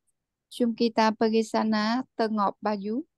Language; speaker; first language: Indonesian; non-native, learner; Vietnamese